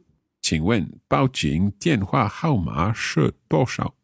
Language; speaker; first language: Chinese; non-native, learner; English